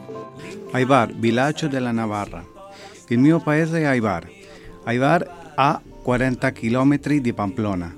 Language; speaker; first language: Italian; non-native, learner; Spanish